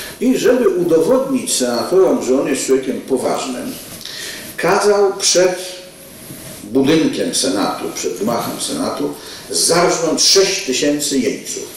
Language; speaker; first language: Polish; native; Polish